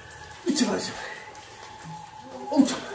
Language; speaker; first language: Korean; native; Korean